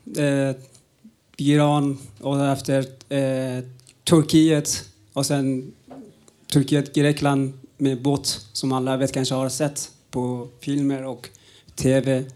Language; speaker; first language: Swedish; non-native, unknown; Uzbek